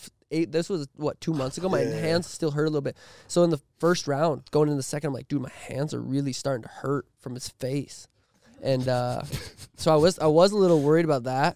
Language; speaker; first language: English; native; English